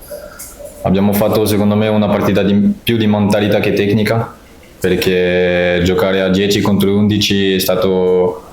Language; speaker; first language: Italian; non-native, fluent; French